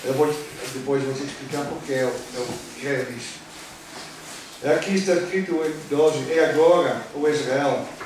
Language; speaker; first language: Portuguese; non-native, fluent; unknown